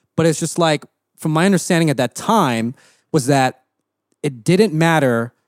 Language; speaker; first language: English; early bilingual, other home language; Filipino